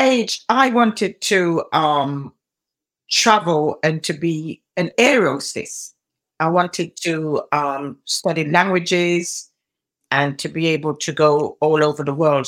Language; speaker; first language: English; native; English